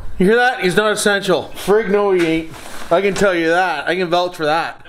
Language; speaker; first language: English; native; English